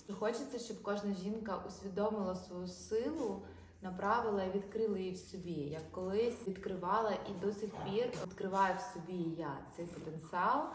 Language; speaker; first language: Ukrainian; non-native, local second language; Russian